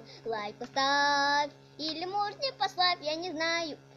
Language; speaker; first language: Russian; native; Russian